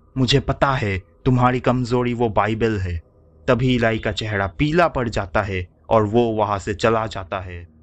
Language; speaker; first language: Hindi; native; Hindi